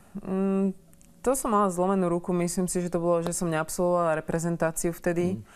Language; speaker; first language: Slovak; native; Slovak